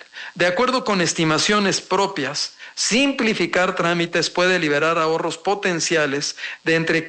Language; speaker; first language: Spanish; native; Spanish